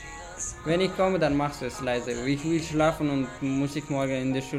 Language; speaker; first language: German; non-native, learner; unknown